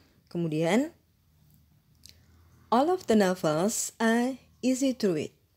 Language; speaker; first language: English; non-native, fluent; Indonesian